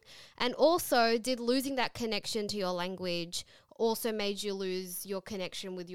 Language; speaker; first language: English; native; English